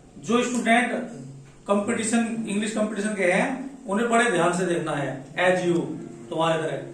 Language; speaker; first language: Hindi; native; Hindi